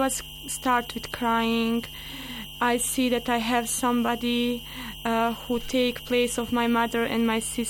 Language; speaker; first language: English; non-native, learner; Bosnian